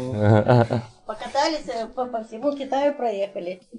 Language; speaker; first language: Russian; native; Russian